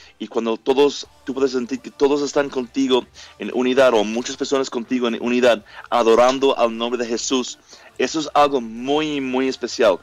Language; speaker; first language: Spanish; non-native, learner; English